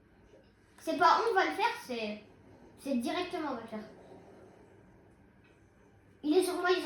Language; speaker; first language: French; native; French